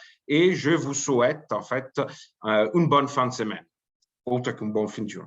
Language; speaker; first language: French; native; French